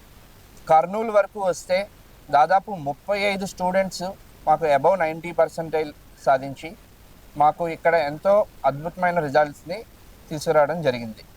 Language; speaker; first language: Telugu; native; Telugu